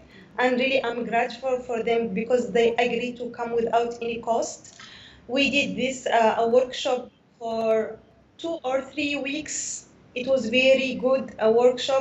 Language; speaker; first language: English; non-native, learner; Arabic